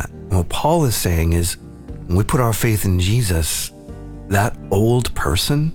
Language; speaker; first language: English; native; English